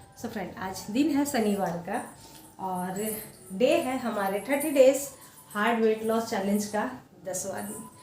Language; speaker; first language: Hindi; non-native, local second language; Bangla